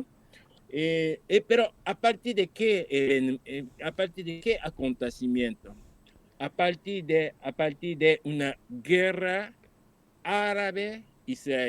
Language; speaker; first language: Spanish; non-native, fluent; Japanese